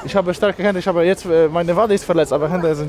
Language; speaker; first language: German; non-native, learner; Polish